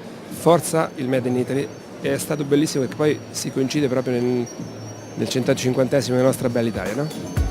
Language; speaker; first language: Italian; native; Italian